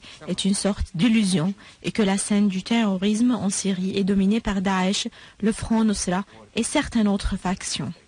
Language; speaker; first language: French; non-native, fluent; Arabic